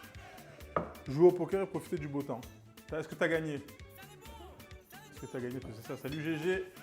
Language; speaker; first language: French; native; French